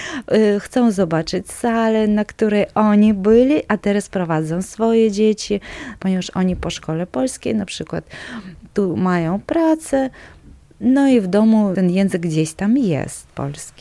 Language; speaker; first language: Polish; non-native, local second language; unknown